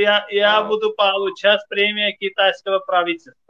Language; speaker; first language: Russian; non-native, fluent; Armenian